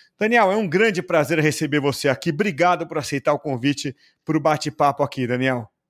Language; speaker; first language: Portuguese; native; Portuguese